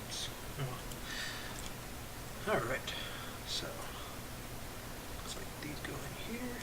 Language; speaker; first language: English; native; English